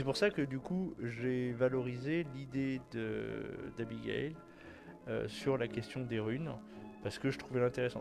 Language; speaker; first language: French; native; French